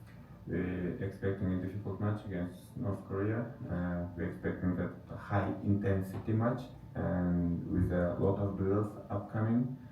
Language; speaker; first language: English; non-native, fluent; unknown